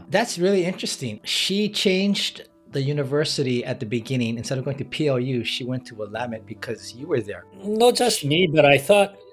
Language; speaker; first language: English; native; English